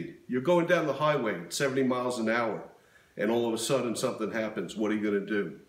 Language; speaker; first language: English; native; English